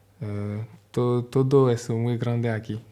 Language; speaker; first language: Spanish; non-native, learner; French